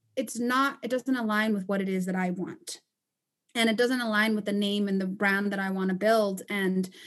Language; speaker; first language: English; non-native, fluent; Spanish